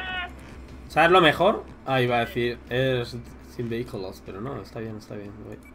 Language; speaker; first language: Spanish; native; Spanish